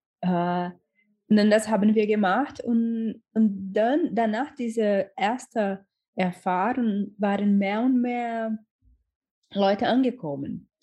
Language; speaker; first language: German; non-native, learner; Portuguese